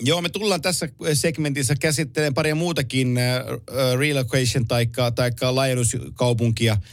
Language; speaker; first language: Finnish; native; Finnish